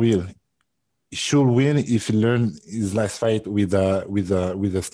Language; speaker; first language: English; non-native, learner; French